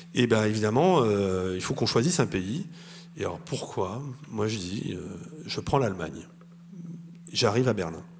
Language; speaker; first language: French; native; French